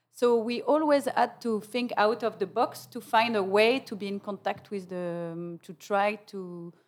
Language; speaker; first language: English; non-native, fluent; French